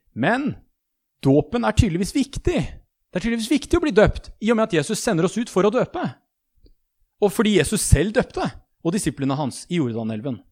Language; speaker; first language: Norwegian; native; Norwegian